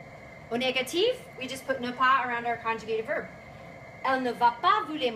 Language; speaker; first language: French; non-native, fluent; English